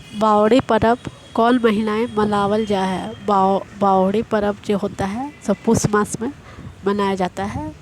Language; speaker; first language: Hindi; native; Hindi